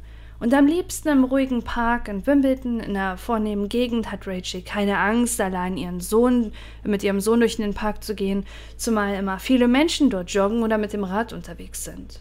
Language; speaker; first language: German; native; German